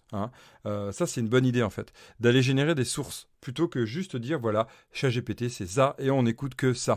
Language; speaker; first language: French; native; French